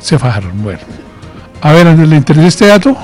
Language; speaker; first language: Spanish; native; Spanish